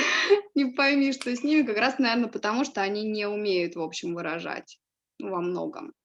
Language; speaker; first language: Russian; native; Russian